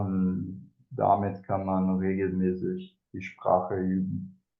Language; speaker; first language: German; non-native, fluent; Spanish